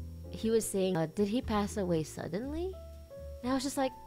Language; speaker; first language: English; native; English